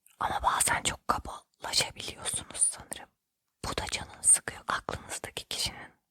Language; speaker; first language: Turkish; native; Turkish